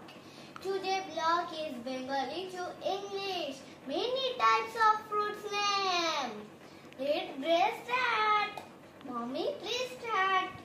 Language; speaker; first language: English; non-native, learner; Bangla